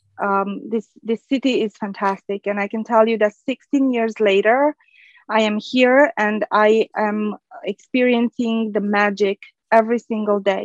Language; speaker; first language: English; non-native, fluent; Romanian